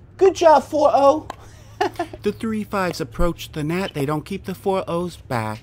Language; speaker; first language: English; native; English